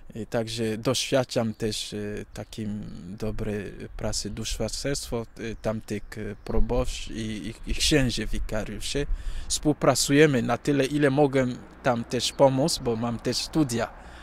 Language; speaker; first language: Polish; non-native, fluent; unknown